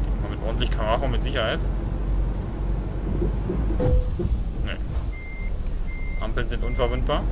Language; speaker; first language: German; native; German